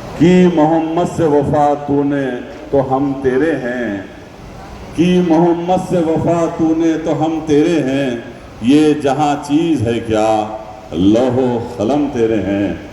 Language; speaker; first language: Urdu; native; Urdu